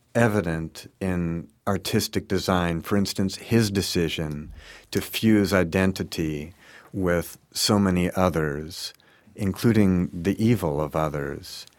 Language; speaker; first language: English; native; English